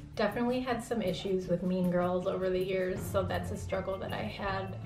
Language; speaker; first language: English; native; English